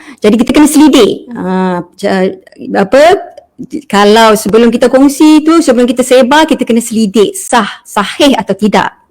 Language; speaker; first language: Malay; native; Malay